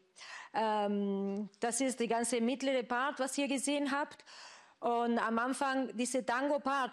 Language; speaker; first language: German; non-native, fluent; Spanish